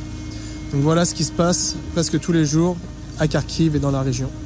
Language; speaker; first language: French; native; French